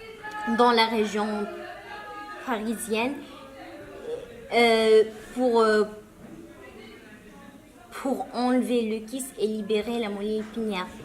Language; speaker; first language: French; early bilingual, other home language; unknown